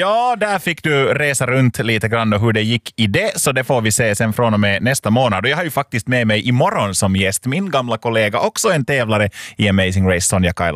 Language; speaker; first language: Swedish; native; Swedish